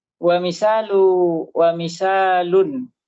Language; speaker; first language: Arabic; non-native, learner; Indonesian